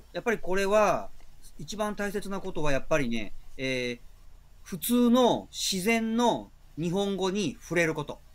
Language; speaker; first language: Japanese; native; Japanese